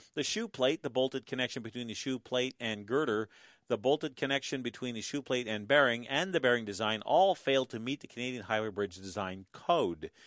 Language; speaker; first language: English; native; English